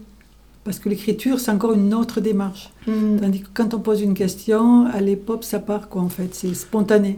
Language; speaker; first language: French; native; French